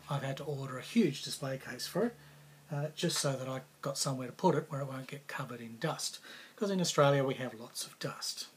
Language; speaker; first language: English; native; English